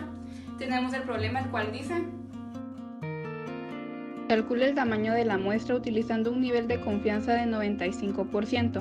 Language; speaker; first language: Spanish; native; Spanish